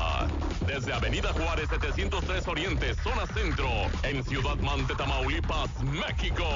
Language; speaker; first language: Spanish; native; Spanish